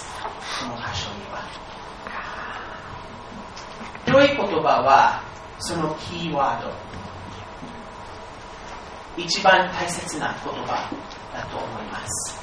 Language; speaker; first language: Japanese; non-native, fluent; English